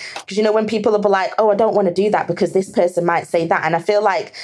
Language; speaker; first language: English; native; English